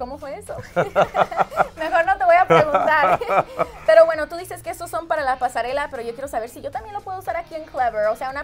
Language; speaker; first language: Spanish; native; Spanish